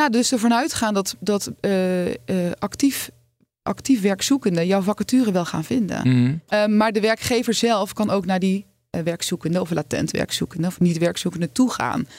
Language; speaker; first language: Dutch; native; Dutch